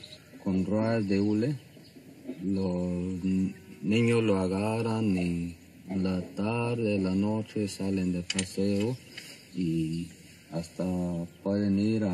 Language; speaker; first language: Spanish; non-native, local second language; Plautdietsch